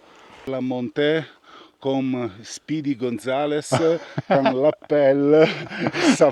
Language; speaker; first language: French; non-native, learner; Italian